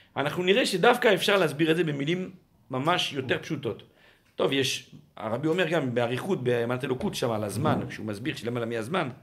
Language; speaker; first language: Hebrew; non-native, fluent; French